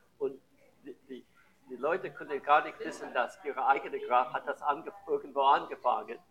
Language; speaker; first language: German; non-native, fluent; English